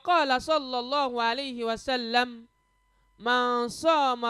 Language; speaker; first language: Arabic; non-native, fluent; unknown